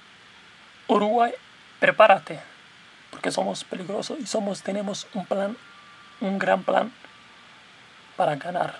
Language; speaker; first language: Spanish; non-native, learner; English